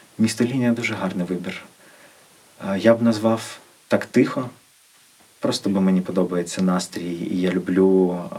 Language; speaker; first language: Ukrainian; non-native, local second language; Russian